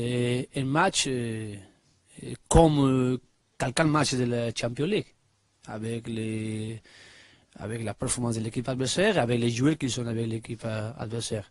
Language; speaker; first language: French; non-native, learner; Spanish